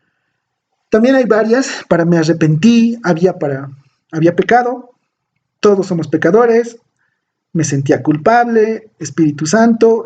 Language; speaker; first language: Spanish; native; Spanish